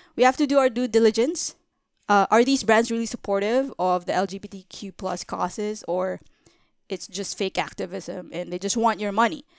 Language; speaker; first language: English; non-native, local second language; Filipino